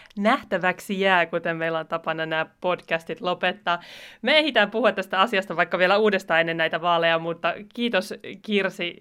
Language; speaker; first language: Finnish; native; Finnish